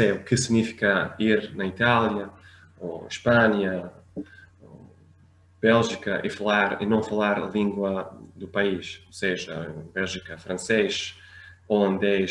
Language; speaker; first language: Portuguese; non-native, fluent; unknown